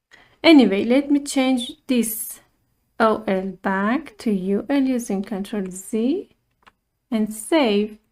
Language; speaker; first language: English; non-native, fluent; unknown